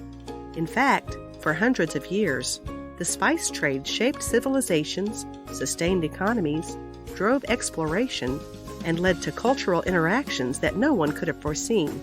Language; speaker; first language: English; native; English